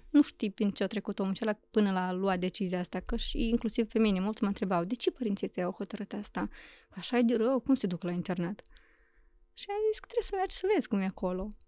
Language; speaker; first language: Romanian; native; Romanian